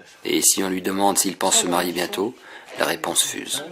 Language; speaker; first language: French; native; French